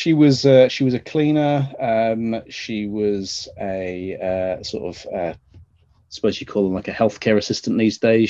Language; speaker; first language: English; native; English